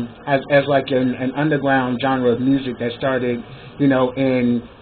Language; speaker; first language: English; native; English